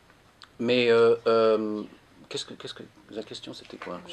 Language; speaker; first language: French; non-native, fluent; English